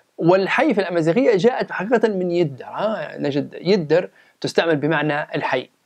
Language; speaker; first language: Arabic; native; Arabic